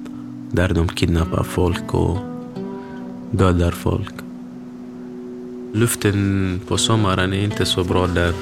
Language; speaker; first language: Swedish; early bilingual, other home language; Kurdish